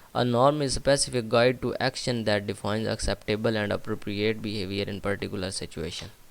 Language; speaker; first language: English; non-native, local second language; Punjabi